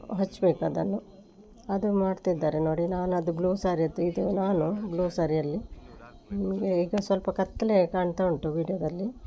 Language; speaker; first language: Kannada; non-native, local second language; Tulu